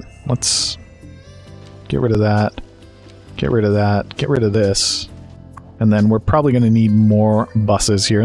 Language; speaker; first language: English; native; English